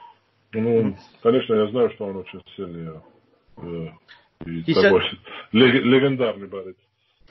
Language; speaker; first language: Russian; non-native, fluent; Georgian